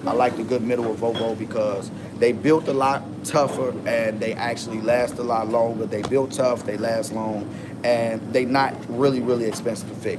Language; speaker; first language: English; native; English